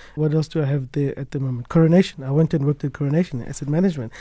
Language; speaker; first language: English; non-native, local second language; Tswana